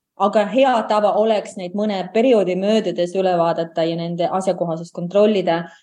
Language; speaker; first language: Estonian; non-native, local second language; Russian